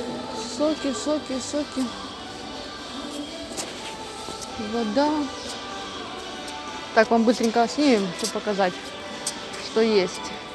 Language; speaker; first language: Russian; non-native, local second language; Ukrainian